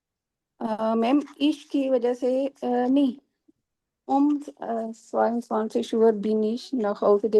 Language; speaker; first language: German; non-native, learner; Urdu